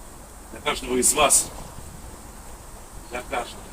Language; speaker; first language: Russian; native; Russian